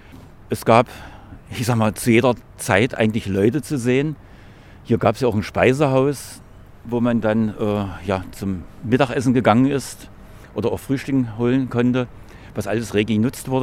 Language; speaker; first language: German; native; German